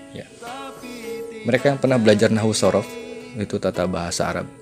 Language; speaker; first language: Malay; non-native, local second language; Sundanese